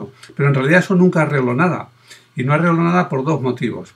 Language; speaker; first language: Spanish; native; Spanish